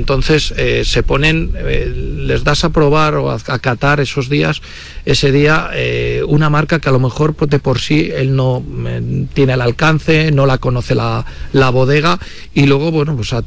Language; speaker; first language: Spanish; native; Spanish